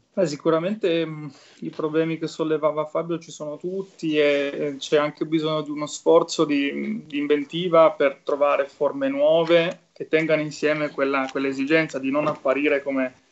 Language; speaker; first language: Italian; native; Italian